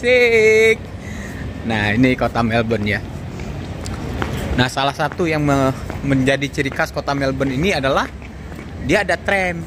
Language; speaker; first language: Indonesian; native; Indonesian